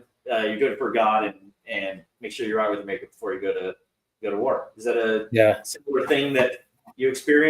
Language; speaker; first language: English; native; English